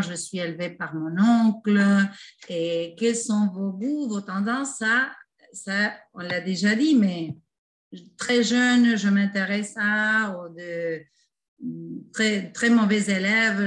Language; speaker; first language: French; non-native, fluent; Spanish